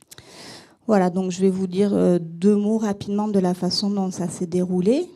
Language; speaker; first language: French; native; French